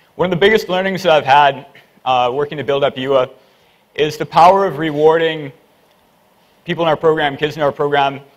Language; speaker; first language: English; native; English